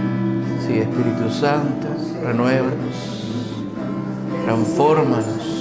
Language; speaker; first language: Spanish; native; Spanish